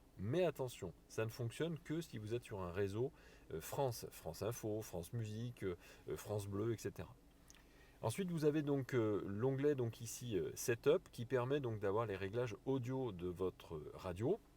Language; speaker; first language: French; native; French